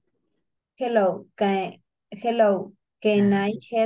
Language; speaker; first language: English; non-native, learner; Spanish